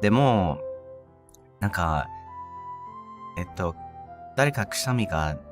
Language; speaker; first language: Japanese; non-native, learner; English